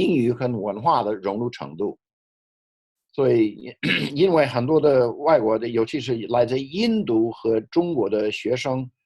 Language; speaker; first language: Chinese; non-native, fluent; English